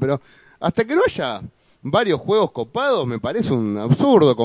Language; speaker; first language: Spanish; native; Spanish